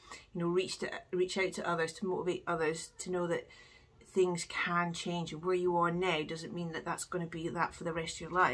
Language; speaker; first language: English; native; English